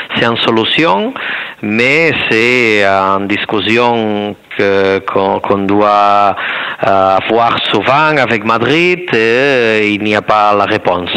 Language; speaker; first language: French; non-native, learner; Spanish